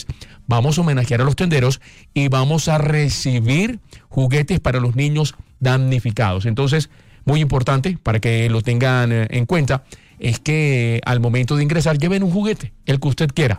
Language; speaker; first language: Spanish; native; Spanish